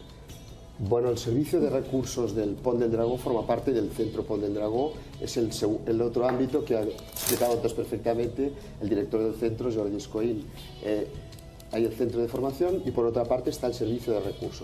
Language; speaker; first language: Spanish; non-native, local second language; Catalan